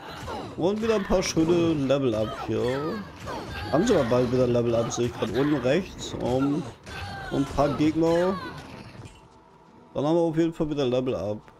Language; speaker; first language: German; native; German